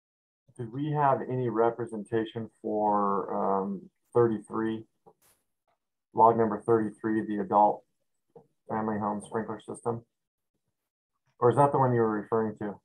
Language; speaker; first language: English; native; English